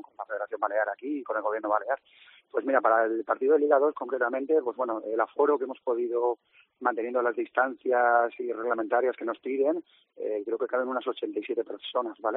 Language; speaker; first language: Spanish; native; Spanish